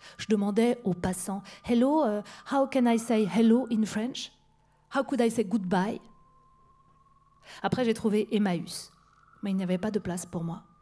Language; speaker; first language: French; native; French